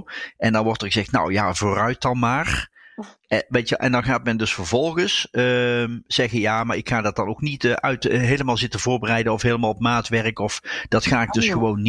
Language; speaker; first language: Dutch; native; Dutch